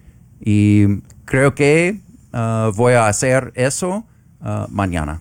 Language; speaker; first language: Spanish; non-native, learner; English